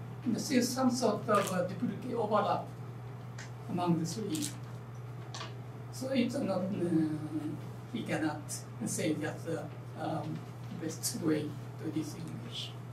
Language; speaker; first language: English; non-native, fluent; Japanese